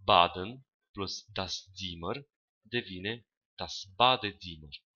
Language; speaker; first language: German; non-native, fluent; Romanian